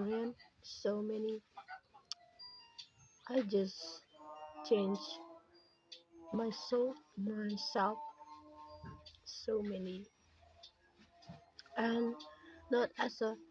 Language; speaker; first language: English; non-native, learner; Indonesian